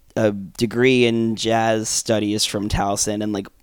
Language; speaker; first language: English; native; English